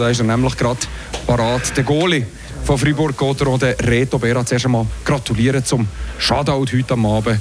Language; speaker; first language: German; native; German